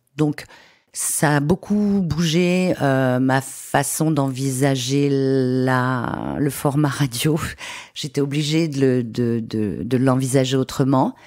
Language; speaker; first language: French; native; French